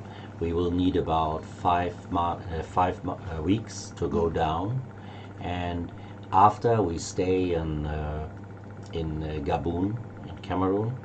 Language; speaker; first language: English; non-native, learner; German